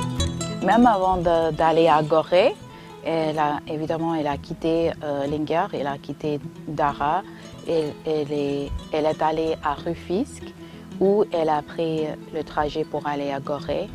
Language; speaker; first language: French; non-native, fluent; English